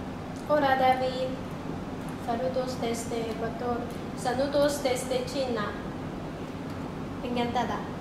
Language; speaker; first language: Spanish; non-native, learner; Chinese